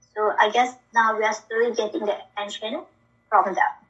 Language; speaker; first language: English; non-native, local second language; Malay